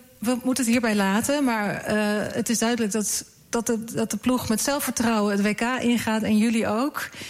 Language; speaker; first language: Dutch; native; Dutch